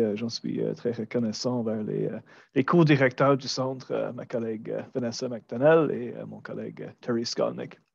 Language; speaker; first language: French; non-native, fluent; English